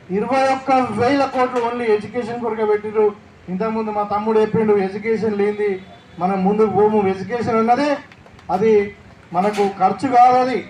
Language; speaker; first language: Telugu; native; Telugu